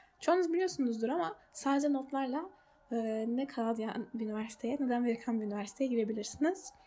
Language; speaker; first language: Turkish; early bilingual, heritage; Turkish